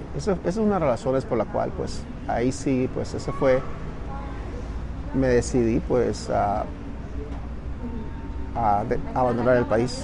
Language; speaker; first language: Spanish; native; Spanish